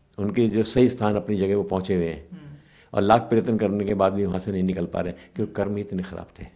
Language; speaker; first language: Hindi; native; Hindi